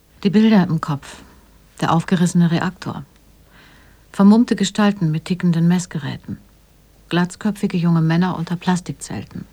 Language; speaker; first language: German; native; German